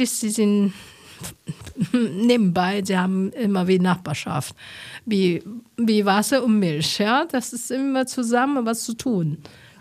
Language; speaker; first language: German; non-native, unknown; Chinese